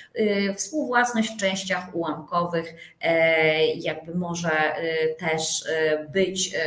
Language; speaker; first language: Polish; native; Polish